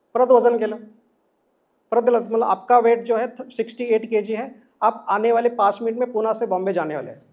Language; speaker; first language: Hindi; non-native, local second language; Marathi